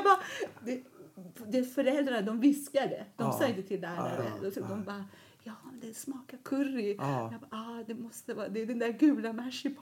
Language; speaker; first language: Swedish; non-native, fluent; Persian